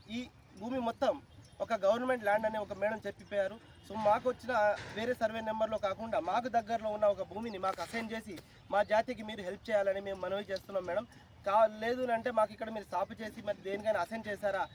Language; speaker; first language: Telugu; non-native, local second language; Lambadi